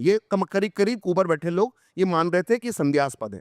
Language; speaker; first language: Hindi; native; Hindi